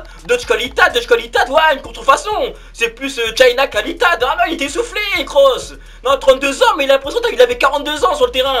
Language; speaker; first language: French; native; French